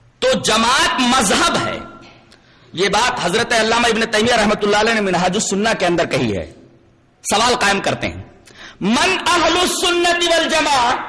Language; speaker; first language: Urdu; native; Urdu